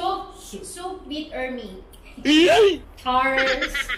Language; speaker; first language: English; non-native, local second language; Filipino